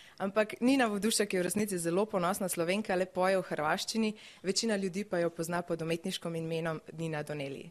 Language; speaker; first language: Slovenian; native; Slovenian